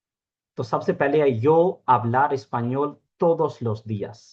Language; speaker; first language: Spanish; non-native, fluent; Urdu